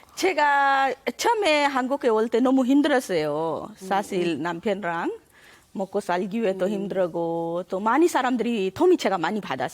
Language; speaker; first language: Korean; non-native, learner; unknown